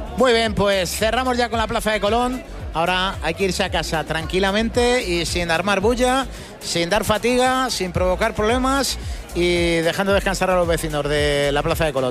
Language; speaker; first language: Spanish; native; Spanish